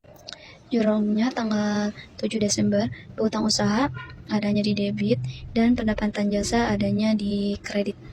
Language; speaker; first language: Indonesian; native; Indonesian